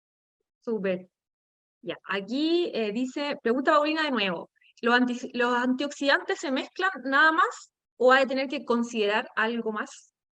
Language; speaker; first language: Spanish; native; Spanish